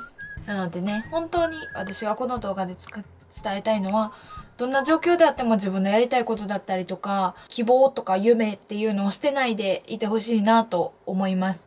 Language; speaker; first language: Japanese; native; Japanese